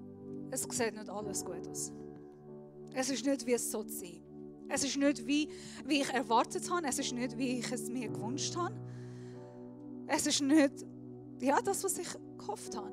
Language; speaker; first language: German; non-native, fluent; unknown